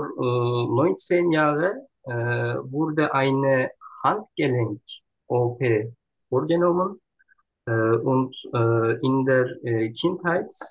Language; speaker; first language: German; non-native, learner; Turkish